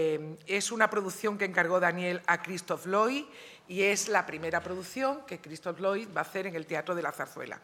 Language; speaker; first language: Spanish; native; Spanish